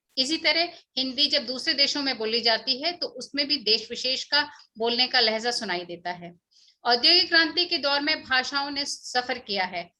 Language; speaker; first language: Hindi; native; Hindi